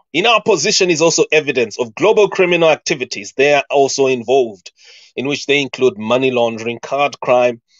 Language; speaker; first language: English; non-native, local second language; Shona